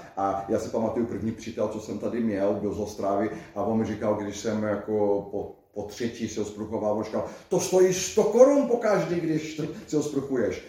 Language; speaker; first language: Czech; non-native, fluent; Portuguese